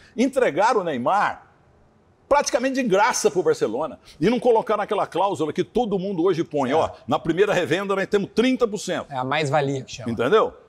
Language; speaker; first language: Portuguese; native; Portuguese